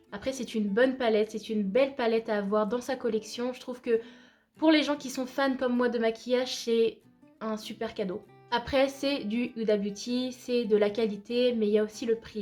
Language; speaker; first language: French; native; French